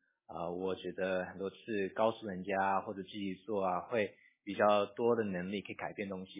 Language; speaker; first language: Chinese; early bilingual, heritage; English